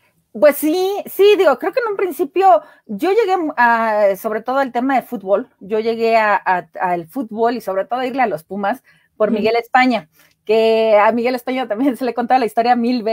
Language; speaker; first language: Spanish; native; Spanish